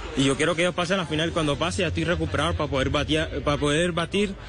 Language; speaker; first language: Spanish; native; Spanish